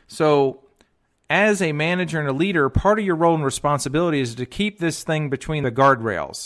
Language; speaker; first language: English; native; English